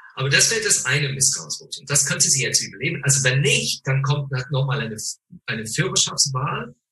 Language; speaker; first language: German; non-native, fluent; English